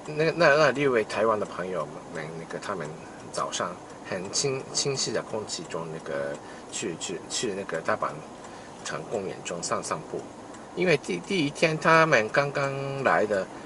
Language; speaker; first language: Chinese; non-native, fluent; Japanese